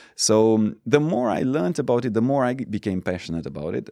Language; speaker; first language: English; non-native, fluent; Romanian